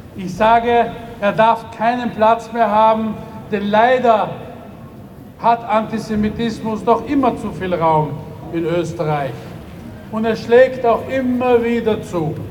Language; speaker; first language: German; native; German